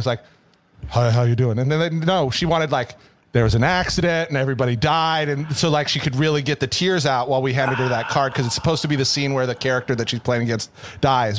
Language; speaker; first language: English; native; English